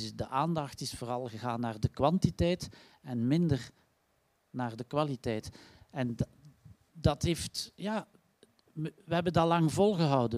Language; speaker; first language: Dutch; native; Dutch